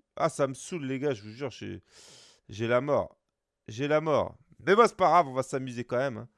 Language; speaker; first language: French; native; French